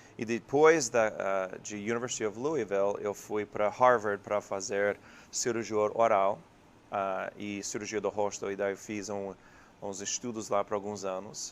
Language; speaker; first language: Portuguese; non-native, fluent; English